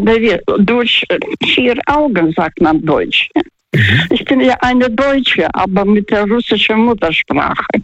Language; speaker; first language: German; non-native, fluent; Russian